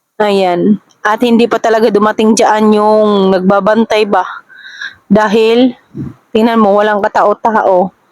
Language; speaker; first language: Filipino; non-native, local second language; Cebuano